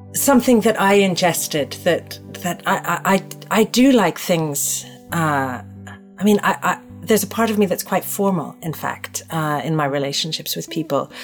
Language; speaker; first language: English; native; English